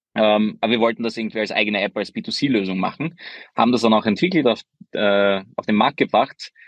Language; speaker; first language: German; early bilingual, other home language; Hungarian